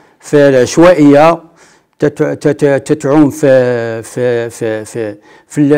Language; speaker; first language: Arabic; native; Arabic